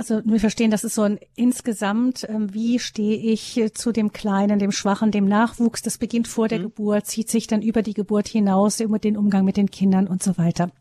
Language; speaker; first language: German; native; German